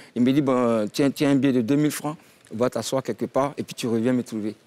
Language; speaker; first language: French; non-native, local second language; Dyula